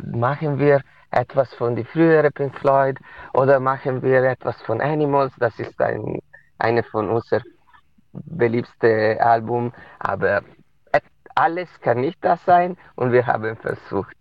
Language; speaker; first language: German; non-native, local second language; Italian